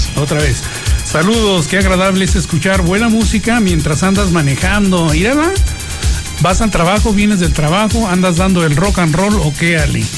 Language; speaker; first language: Spanish; early bilingual, other home language; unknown